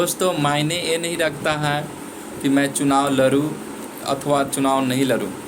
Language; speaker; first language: Hindi; native; Hindi